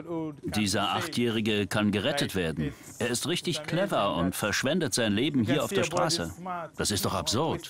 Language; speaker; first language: German; native; German